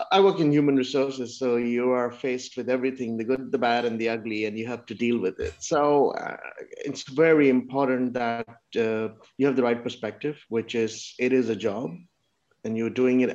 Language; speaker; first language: English; non-native, local second language; Urdu